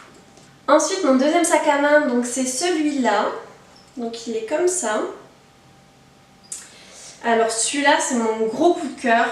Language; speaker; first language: French; native; French